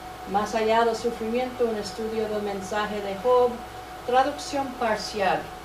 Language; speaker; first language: Spanish; non-native, fluent; English